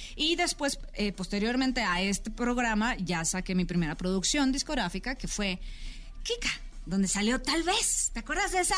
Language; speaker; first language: Spanish; native; Spanish